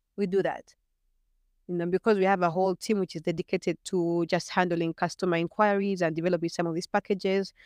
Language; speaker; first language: English; non-native, local second language; Ganda